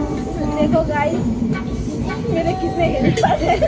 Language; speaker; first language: Hindi; non-native, local second language; Bangla